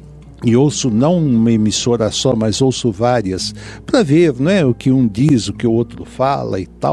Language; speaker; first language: Portuguese; native; Portuguese